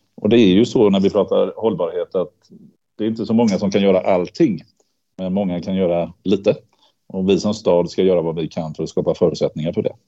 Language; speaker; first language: Swedish; native; Swedish